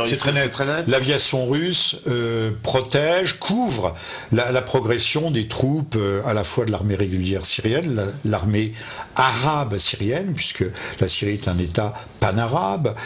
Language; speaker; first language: French; native; French